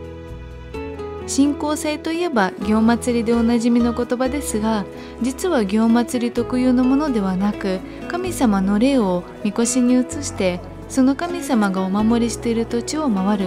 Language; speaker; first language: Japanese; non-native, fluent; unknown